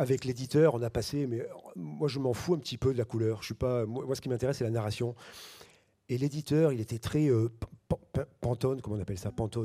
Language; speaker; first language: French; native; French